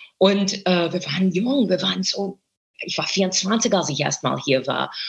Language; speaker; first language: German; non-native, fluent; English